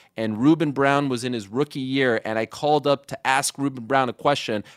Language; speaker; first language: English; native; English